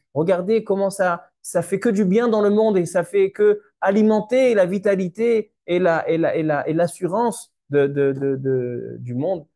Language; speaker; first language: French; native; French